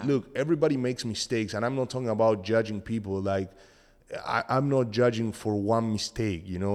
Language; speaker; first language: English; non-native, fluent; Spanish